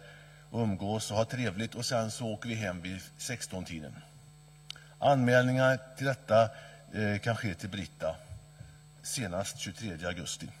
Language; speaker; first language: Swedish; native; Swedish